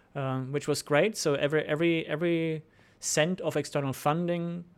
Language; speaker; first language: English; non-native, fluent; German